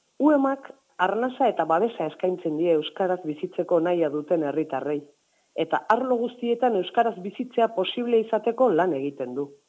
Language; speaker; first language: Basque; native; Basque